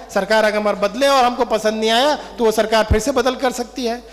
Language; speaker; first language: Hindi; non-native, local second language; Marathi